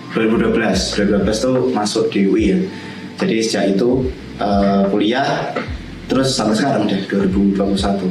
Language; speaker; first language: Indonesian; native; Indonesian